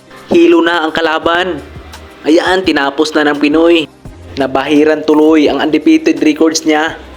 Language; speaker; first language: Filipino; native; Filipino